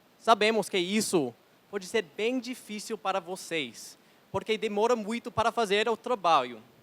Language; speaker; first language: Portuguese; non-native, learner; English